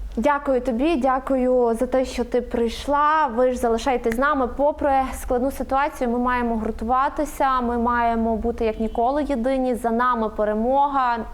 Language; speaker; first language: Ukrainian; native; Ukrainian